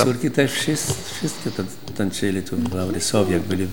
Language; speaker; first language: Polish; early bilingual, heritage; Polish